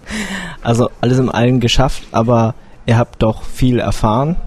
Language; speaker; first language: German; native; German